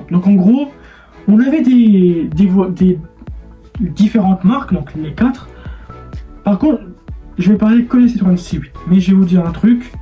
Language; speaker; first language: French; native; French